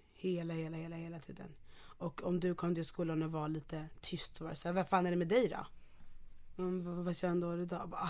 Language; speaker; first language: Swedish; early bilingual, other home language; Ganda